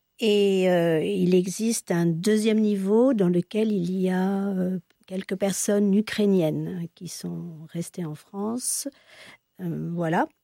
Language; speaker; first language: French; native; French